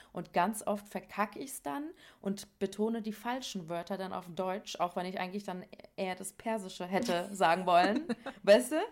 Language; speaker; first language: German; native; German